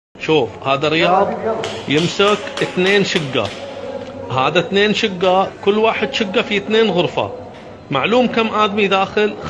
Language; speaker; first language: Arabic; non-native, learner; Bangla